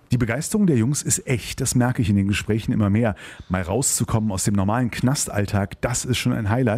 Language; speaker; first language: German; native; German